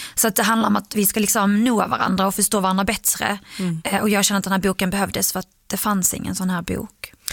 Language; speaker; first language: Swedish; early bilingual, other home language; Arabic